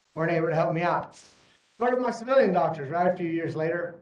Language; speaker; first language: English; native; English